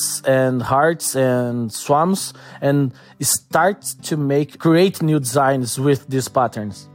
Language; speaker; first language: English; non-native, learner; Portuguese